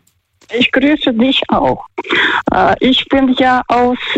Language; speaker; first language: German; non-native, fluent; Russian